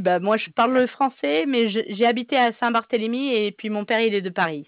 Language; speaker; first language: French; native; French